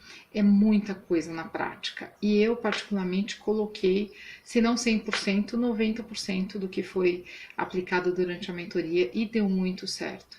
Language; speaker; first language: Portuguese; native; Portuguese